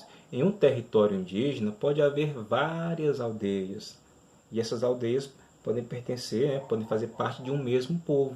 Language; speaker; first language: Portuguese; native; Portuguese